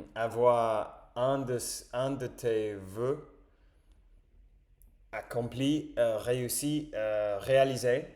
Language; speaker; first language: French; non-native, learner; English